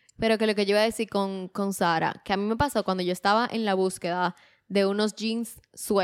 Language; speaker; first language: Spanish; native; Spanish